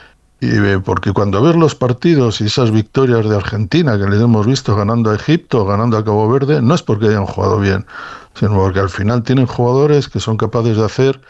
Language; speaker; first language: Spanish; native; Spanish